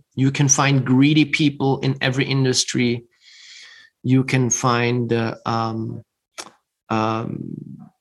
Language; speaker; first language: English; non-native, fluent; German